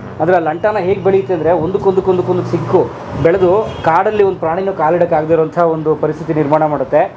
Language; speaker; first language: Kannada; native; Kannada